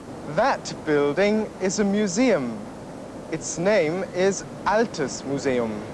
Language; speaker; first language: English; non-native, fluent; German